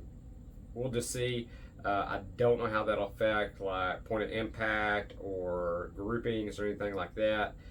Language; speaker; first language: English; native; English